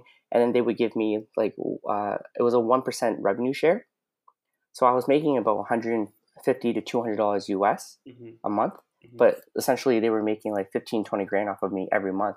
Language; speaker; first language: English; native; English